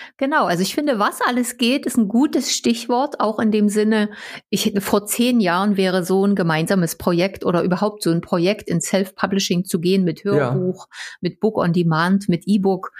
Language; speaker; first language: German; non-native, local second language; Upper Sorbian